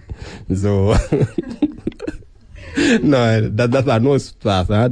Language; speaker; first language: German; non-native, learner; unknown